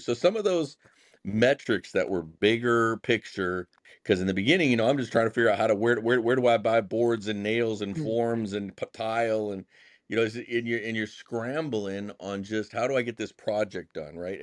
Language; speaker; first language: English; native; English